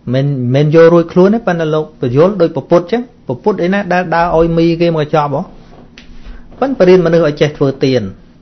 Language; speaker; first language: Khmer; native; Khmer